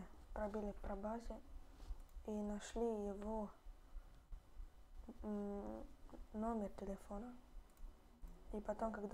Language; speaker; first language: Russian; early bilingual, heritage; Russian